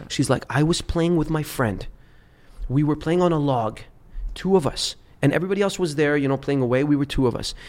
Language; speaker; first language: English; early bilingual, other home language; Arabic